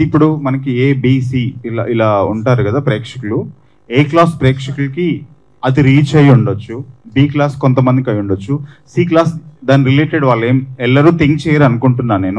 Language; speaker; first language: Telugu; native; Telugu